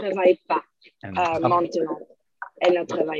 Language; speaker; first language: French; non-native, learner; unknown